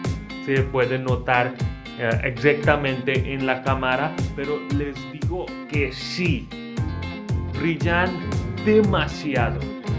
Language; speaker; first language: Spanish; non-native, fluent; Hindi